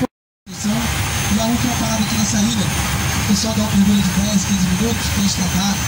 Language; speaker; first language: Portuguese; native; Portuguese